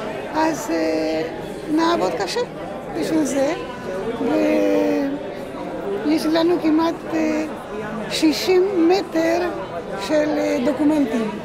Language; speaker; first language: Hebrew; non-native, learner; Spanish